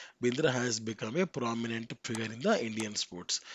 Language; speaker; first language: English; non-native, local second language; Telugu